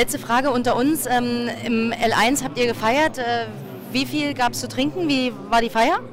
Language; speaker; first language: German; native; German